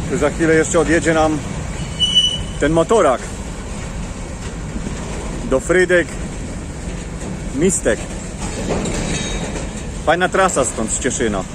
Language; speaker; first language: Polish; native; Polish